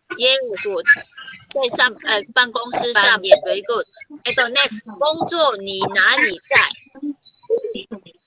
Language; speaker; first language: Chinese; non-native, fluent; Filipino